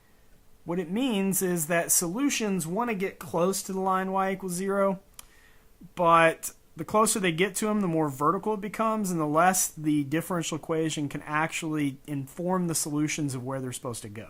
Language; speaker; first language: English; native; English